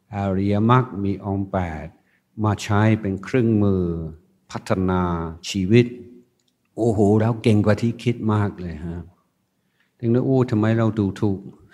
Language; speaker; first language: Thai; non-native, fluent; English